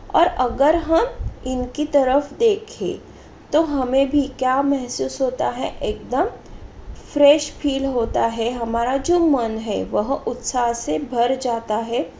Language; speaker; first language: Hindi; non-native, local second language; Marathi